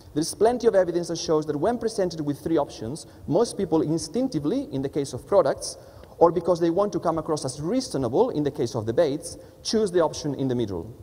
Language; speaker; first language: English; non-native, fluent; Spanish